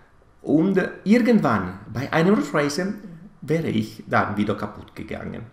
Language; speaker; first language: German; non-native, fluent; Italian